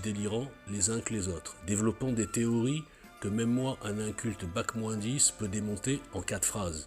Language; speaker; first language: French; native; French